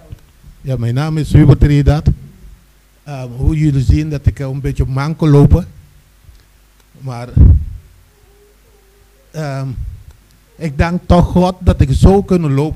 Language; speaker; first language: Dutch; non-native, local second language; Papiamento